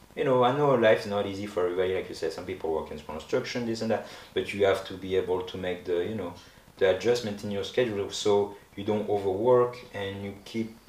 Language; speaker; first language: English; non-native, fluent; French